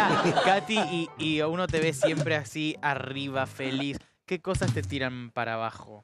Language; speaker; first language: Spanish; native; Spanish